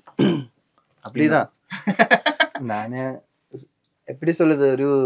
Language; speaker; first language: Tamil; non-native, learner; Malayalam